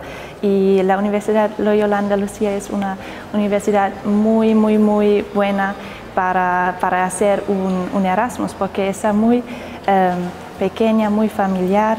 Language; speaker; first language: Spanish; non-native, fluent; German